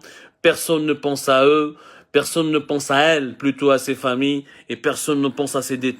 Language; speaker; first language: French; non-native, local second language; Arabic